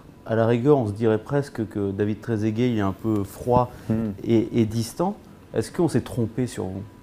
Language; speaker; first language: French; native; French